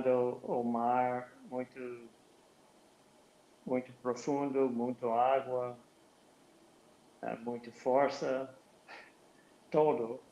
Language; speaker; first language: Portuguese; non-native, learner; English